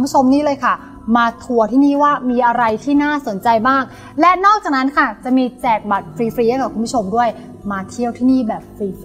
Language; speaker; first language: Thai; native; Thai